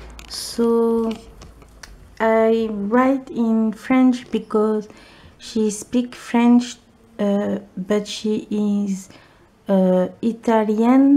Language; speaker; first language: English; non-native, learner; French